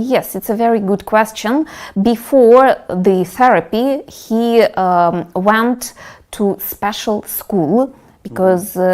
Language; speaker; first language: English; non-native, fluent; Russian